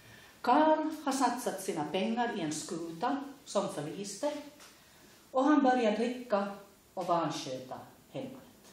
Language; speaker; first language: Swedish; native; Swedish